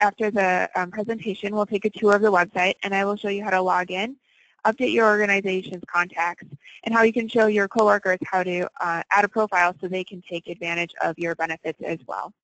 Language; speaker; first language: English; native; English